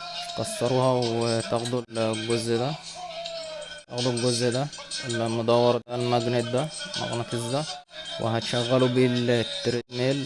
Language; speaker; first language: Arabic; native; Arabic